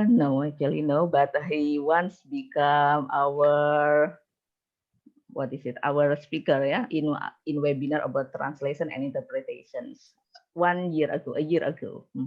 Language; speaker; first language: English; non-native, fluent; Indonesian